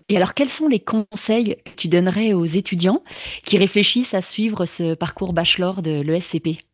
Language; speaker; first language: French; native; French